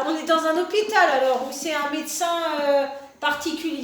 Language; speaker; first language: French; native; French